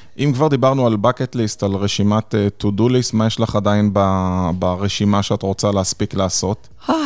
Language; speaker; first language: Hebrew; native; Hebrew